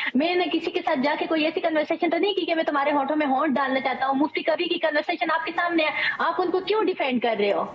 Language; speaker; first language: Urdu; non-native, local second language; Pashto